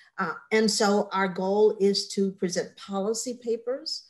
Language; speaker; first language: English; native; English